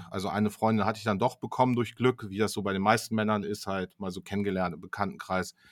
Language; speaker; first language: German; native; German